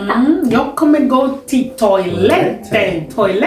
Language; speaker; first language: Swedish; non-native, learner; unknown